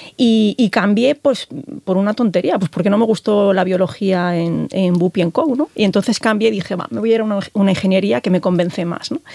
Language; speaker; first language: Spanish; native; Spanish